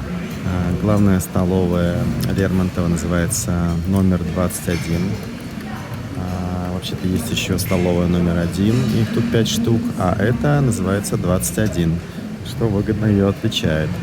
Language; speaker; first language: Russian; native; Russian